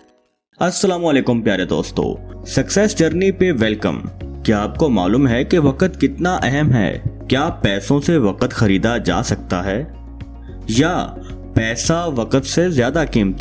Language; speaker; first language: Urdu; native; Urdu